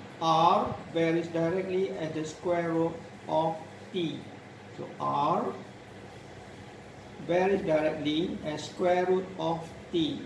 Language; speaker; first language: English; non-native, local second language; Malay